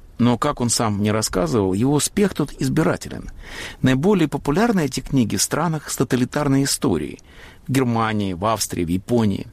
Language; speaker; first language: Russian; native; Russian